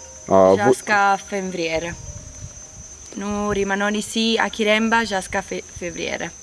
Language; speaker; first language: French; non-native, learner; Italian